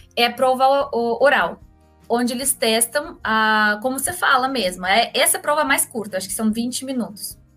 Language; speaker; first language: Portuguese; non-native, fluent; Russian